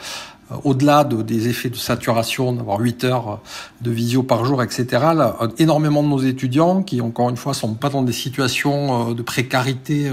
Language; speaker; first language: French; native; French